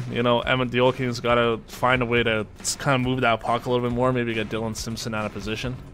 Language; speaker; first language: English; native; English